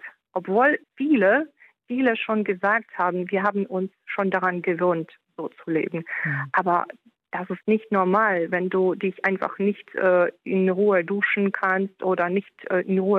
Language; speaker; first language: German; non-native, fluent; Ukrainian